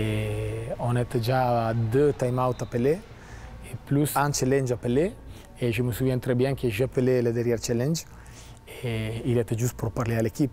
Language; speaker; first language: French; non-native, fluent; Italian